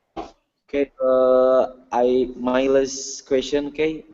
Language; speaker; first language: English; non-native, learner; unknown